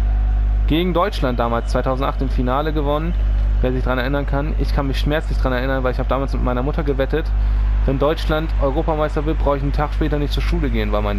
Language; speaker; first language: German; native; German